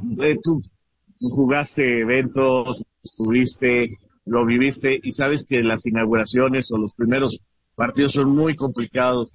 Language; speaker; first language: Spanish; native; Spanish